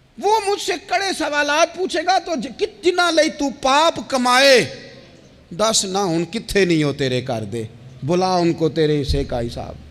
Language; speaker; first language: Urdu; non-native, local second language; Punjabi